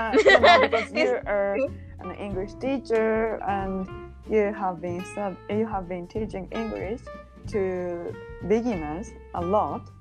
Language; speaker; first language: English; non-native, learner; Japanese